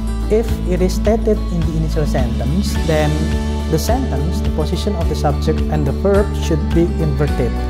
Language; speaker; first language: English; non-native, fluent; Indonesian